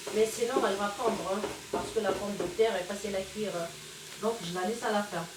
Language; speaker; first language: French; non-native, local second language; Arabic